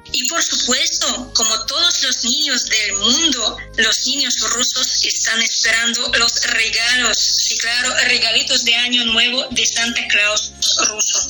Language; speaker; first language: Spanish; non-native, fluent; Russian